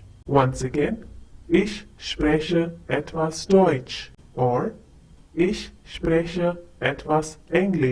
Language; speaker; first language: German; non-native, fluent; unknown